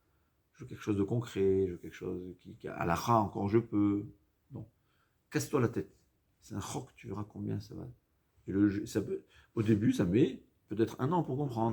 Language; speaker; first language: French; native; French